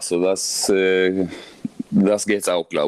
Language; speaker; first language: German; non-native, learner; Swedish